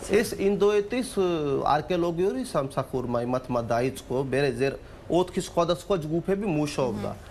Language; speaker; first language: Georgian; non-native, fluent; Hindi